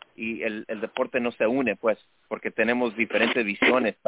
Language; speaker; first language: Spanish; early bilingual, heritage; Spanish